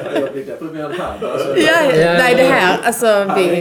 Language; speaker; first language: Swedish; native; Swedish